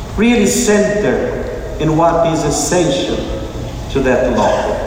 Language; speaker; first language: English; non-native, fluent; Portuguese